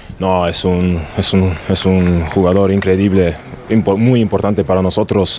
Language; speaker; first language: Spanish; non-native, learner; German